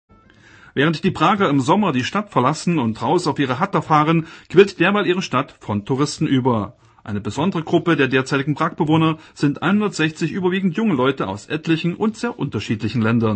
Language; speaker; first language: German; native; German